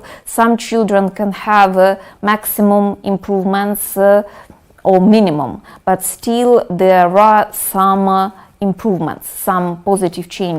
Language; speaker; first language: English; non-native, fluent; Russian